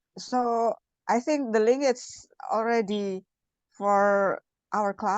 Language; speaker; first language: English; non-native, learner; Indonesian